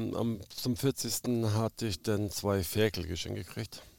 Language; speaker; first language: German; native; German